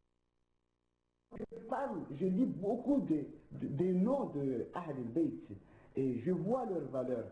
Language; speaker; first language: French; non-native, local second language; Ngazidja Comorian